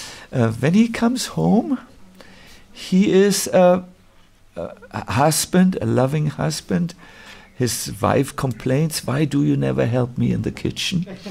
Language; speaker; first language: English; non-native, fluent; German